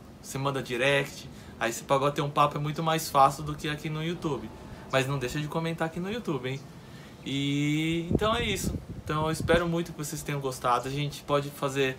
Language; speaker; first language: Portuguese; native; Portuguese